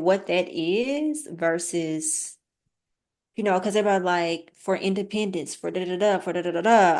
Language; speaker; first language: English; native; English